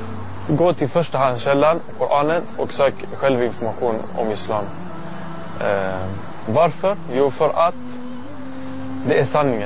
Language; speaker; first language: Swedish; non-native, learner; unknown